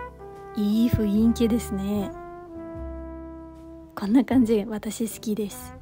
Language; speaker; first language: Japanese; non-native, fluent; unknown